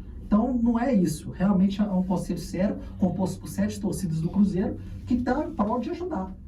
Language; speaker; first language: Portuguese; native; Portuguese